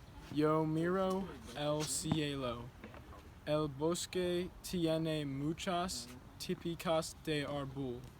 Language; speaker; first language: Spanish; non-native, learner; English